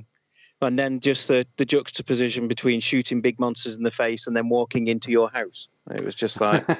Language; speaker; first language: English; native; English